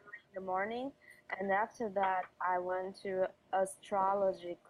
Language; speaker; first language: English; non-native, learner; Chinese